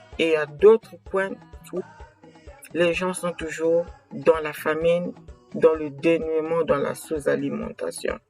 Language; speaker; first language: French; non-native, local second language; Kongo